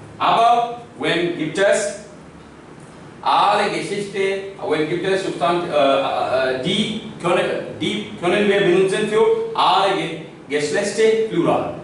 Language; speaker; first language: German; non-native, learner; Hindi